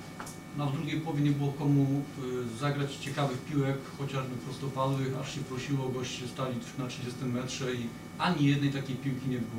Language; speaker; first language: Polish; native; Polish